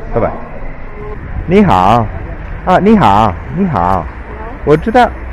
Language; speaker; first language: Chinese; non-native, learner; Italian